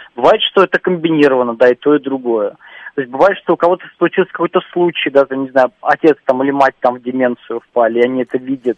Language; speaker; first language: Russian; native; Russian